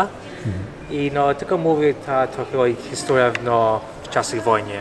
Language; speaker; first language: Polish; early bilingual, other home language; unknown